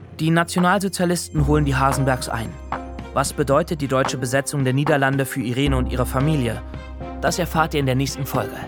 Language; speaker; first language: German; native; German